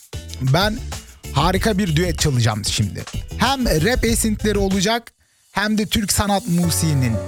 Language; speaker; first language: Turkish; native; Turkish